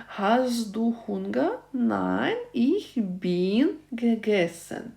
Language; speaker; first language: German; non-native, fluent; Ukrainian